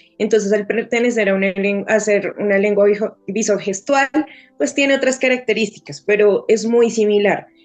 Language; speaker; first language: Spanish; native; Spanish